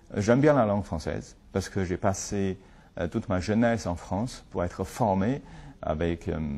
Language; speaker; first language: French; non-native, fluent; Chinese